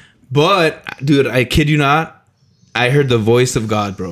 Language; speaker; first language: English; early bilingual, other home language; Spanish